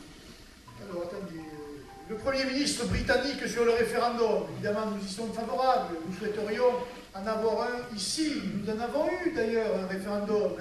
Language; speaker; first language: French; native; French